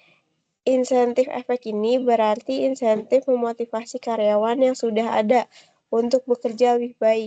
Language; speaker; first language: Indonesian; native; Indonesian